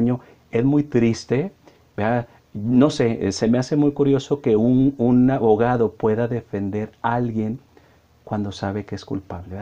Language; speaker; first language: Spanish; native; Spanish